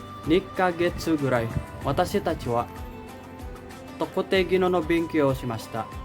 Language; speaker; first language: Japanese; non-native, learner; Indonesian